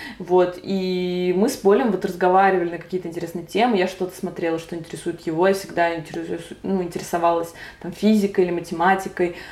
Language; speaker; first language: Russian; native; Russian